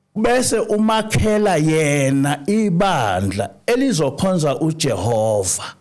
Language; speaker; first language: Zulu; native; Zulu